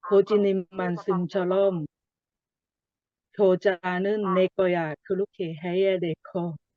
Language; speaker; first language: Korean; non-native, learner; Thai